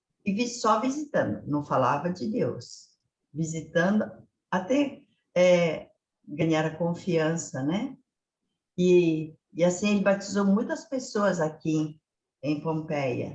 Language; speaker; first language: Portuguese; early bilingual, other home language; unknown